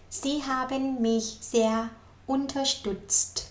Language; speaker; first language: German; non-native, fluent; Thai